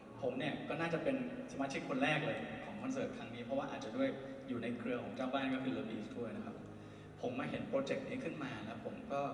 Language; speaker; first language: Thai; native; Thai